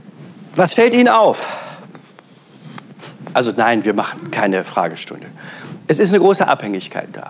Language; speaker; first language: German; native; German